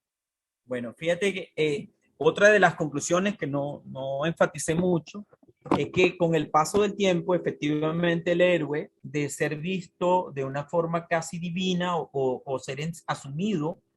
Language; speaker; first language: Spanish; native; Spanish